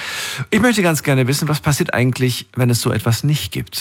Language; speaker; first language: German; native; German